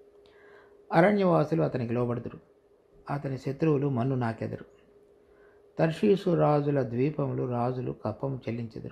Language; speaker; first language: Telugu; native; Telugu